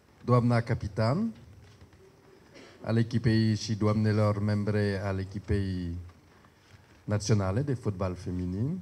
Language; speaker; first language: Romanian; non-native, learner; French